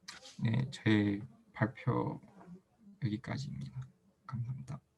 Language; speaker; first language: Korean; non-native, fluent; Chinese